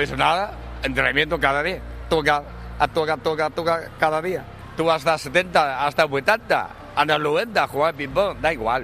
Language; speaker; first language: Spanish; non-native, learner; Chinese